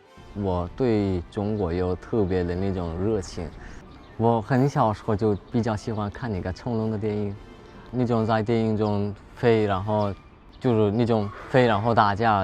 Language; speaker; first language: Chinese; non-native, learner; Turkmen